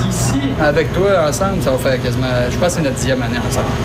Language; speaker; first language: French; native; French